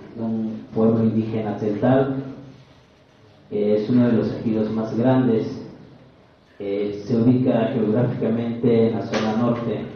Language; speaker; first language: Spanish; non-native, local second language; Tzeltal